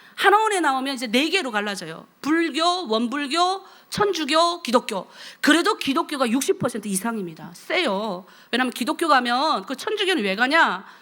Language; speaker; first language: Korean; native; Korean